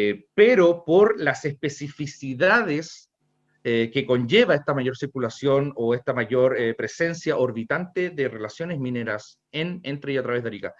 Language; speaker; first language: Spanish; native; Spanish